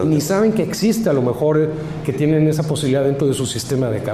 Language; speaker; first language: Spanish; native; Spanish